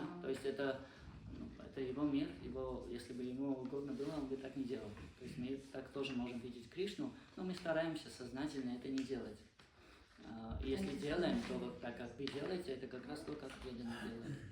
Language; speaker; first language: Russian; non-native, fluent; Armenian